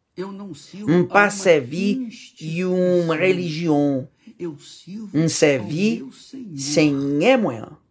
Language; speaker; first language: Haitian Creole; non-native, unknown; Portuguese